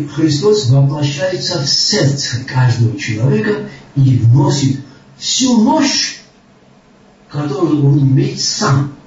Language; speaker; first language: Russian; non-native, local second language; Georgian